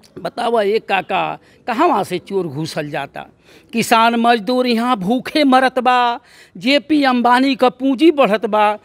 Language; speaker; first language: Hindi; native; Hindi